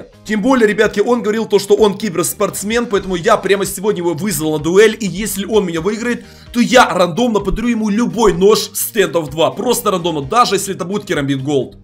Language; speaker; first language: Russian; native; Russian